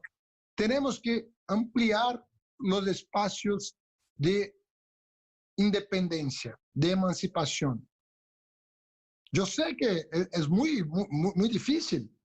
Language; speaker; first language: Spanish; non-native, local second language; Portuguese